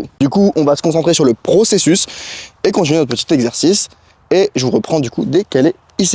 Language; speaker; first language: French; native; French